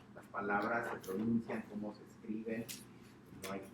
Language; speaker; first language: Spanish; early bilingual, heritage; Spanish